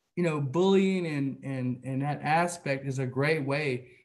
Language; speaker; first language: English; native; English